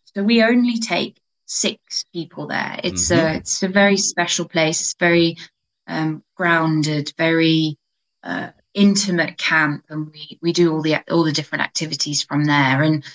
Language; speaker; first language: English; native; English